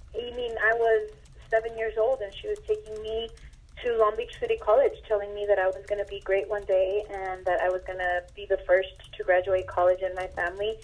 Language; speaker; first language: English; early bilingual, other home language; Spanish